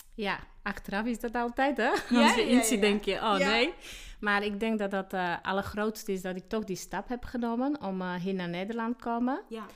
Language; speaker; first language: Dutch; non-native, fluent; Slovak